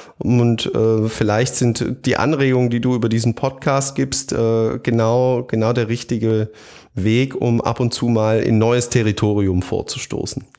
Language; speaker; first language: German; native; German